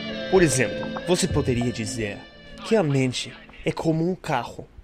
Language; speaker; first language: Portuguese; non-native, learner; English